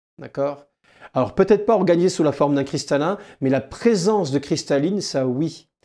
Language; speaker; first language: French; native; French